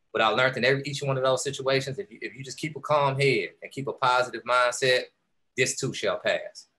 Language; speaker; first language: English; native; English